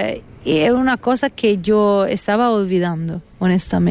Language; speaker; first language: Spanish; non-native, fluent; Italian